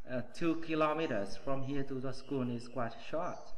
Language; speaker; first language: English; non-native, fluent; Vietnamese